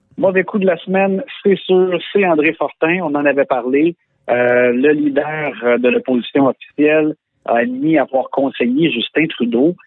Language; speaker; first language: French; native; French